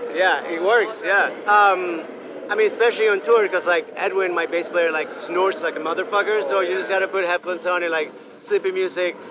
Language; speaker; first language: English; non-native, fluent; Spanish